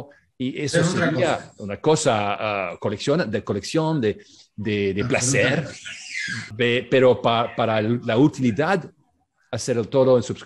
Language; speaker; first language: Spanish; non-native, learner; English